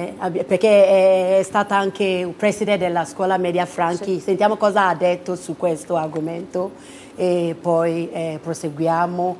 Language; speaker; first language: Italian; non-native, fluent; Akan